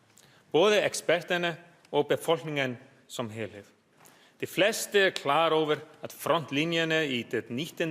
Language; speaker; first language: Danish; non-native, fluent; Icelandic